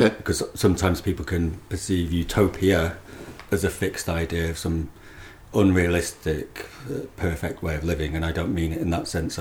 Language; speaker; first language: English; native; English